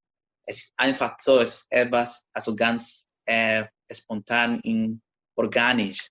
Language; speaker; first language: German; non-native, learner; Spanish